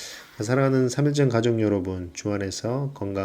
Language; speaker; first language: Korean; native; Korean